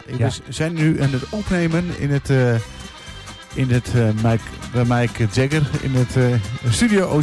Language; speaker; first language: Dutch; native; Dutch